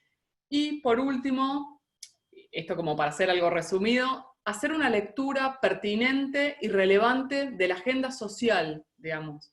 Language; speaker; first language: Spanish; native; Spanish